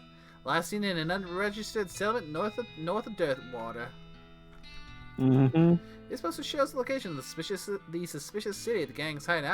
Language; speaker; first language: English; native; English